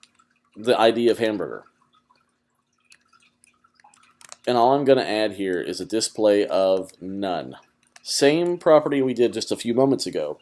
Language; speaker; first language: English; native; English